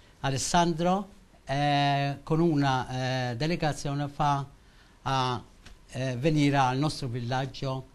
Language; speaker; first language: Italian; non-native, learner; Maltese